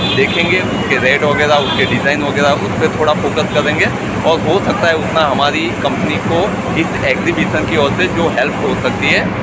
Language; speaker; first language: Hindi; non-native, local second language; Gujarati